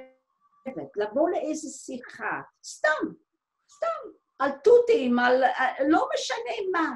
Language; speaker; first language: Hebrew; non-native, fluent; Dutch